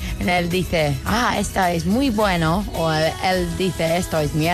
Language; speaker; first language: Spanish; non-native, learner; English